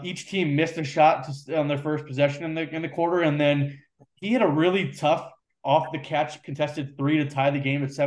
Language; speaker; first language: English; native; English